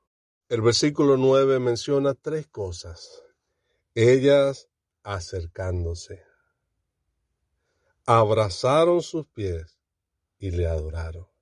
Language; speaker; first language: Spanish; native; Spanish